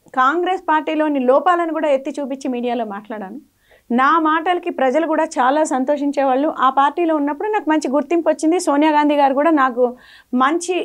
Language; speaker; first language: Telugu; native; Telugu